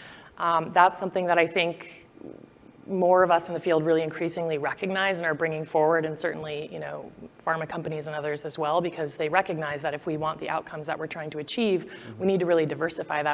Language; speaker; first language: English; native; English